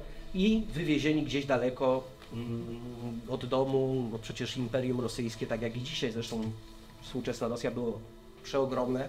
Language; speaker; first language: Polish; native; Polish